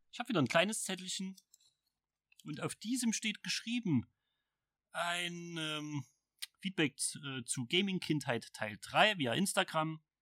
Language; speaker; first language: German; native; German